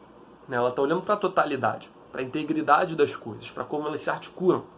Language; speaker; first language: Portuguese; native; Portuguese